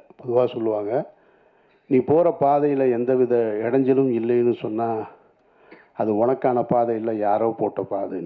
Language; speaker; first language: Tamil; native; Tamil